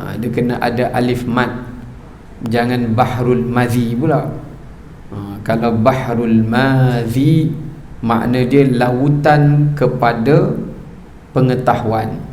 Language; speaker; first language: Malay; native; Malay